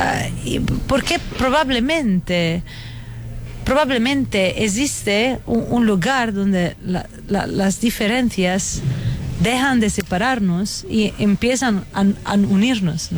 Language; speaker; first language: Spanish; non-native, fluent; Italian